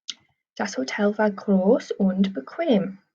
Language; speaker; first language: German; non-native, fluent; English